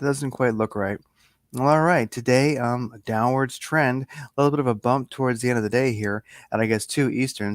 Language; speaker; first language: English; native; English